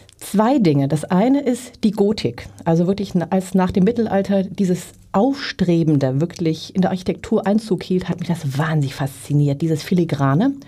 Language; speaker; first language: German; native; German